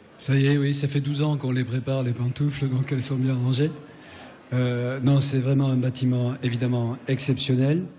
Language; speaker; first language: French; native; French